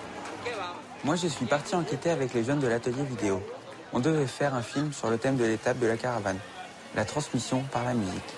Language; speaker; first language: French; native; French